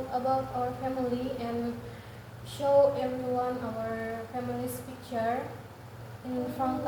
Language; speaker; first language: English; non-native, learner; Indonesian